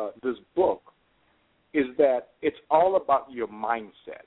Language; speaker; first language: English; native; English